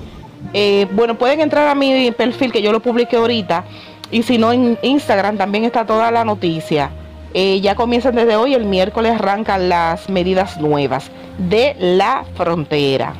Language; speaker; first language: Spanish; native; Spanish